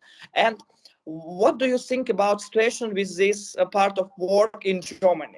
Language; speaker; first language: English; non-native, learner; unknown